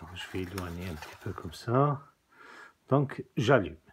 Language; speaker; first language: French; non-native, local second language; Kabyle